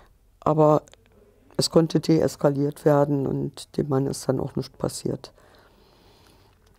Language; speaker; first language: German; native; German